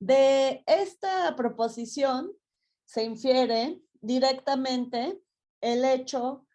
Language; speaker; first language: Spanish; native; Spanish